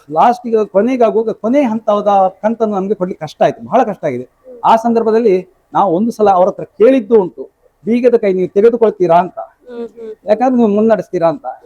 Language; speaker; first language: Kannada; non-native, local second language; Konkani